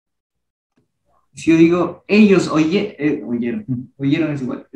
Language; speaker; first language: Spanish; non-native, local second language; Quechua